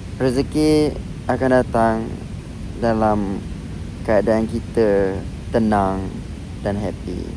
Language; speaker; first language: Malay; native; Malay